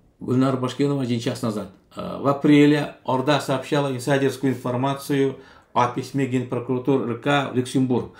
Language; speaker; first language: Russian; non-native, local second language; Kazakh